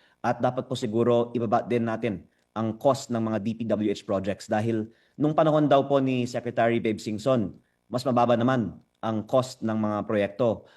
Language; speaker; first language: Filipino; native; Filipino